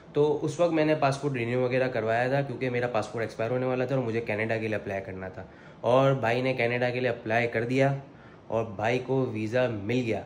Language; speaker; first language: Urdu; native; Urdu